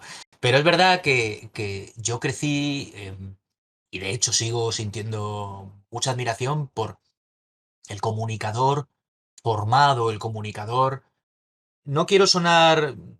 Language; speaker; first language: Spanish; native; Spanish